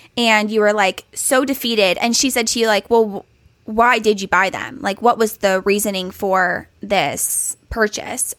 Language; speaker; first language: English; native; English